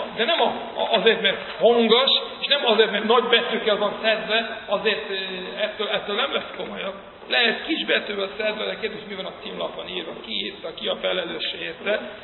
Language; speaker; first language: Hungarian; early bilingual, heritage; Hungarian